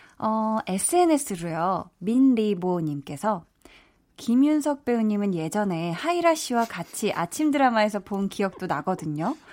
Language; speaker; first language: Korean; native; Korean